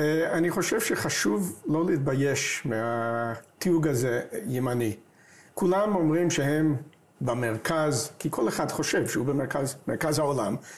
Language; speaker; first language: Hebrew; non-native, fluent; English